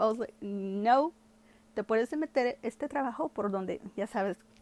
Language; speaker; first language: Spanish; early bilingual, heritage; Spanish